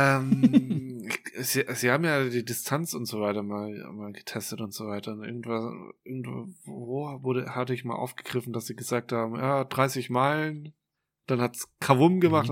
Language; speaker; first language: German; native; German